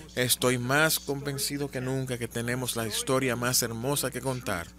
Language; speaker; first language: Spanish; non-native, fluent; Malayalam